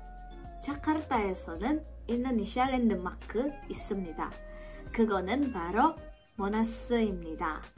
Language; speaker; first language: Korean; non-native, fluent; Indonesian